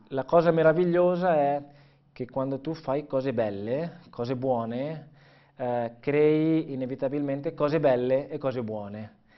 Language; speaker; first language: Italian; non-native, fluent; Catalan